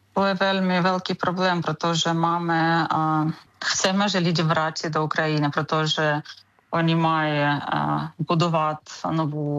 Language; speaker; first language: Czech; non-native, learner; Ukrainian